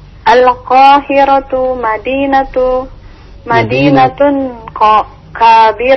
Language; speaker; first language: Arabic; non-native, learner; Indonesian